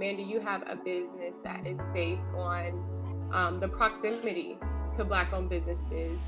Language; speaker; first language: English; native; English